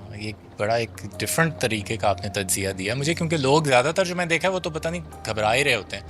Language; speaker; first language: Urdu; native; Urdu